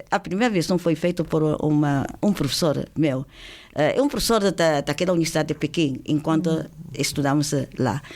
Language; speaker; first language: Portuguese; non-native, fluent; Chinese